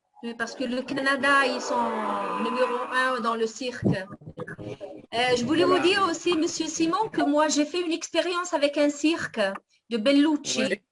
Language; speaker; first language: French; non-native, fluent; Italian